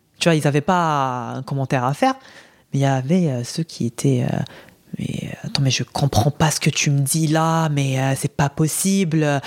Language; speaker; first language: French; non-native, local second language; Arabic